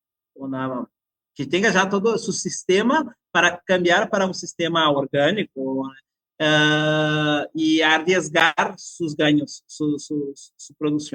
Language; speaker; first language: Spanish; non-native, fluent; Portuguese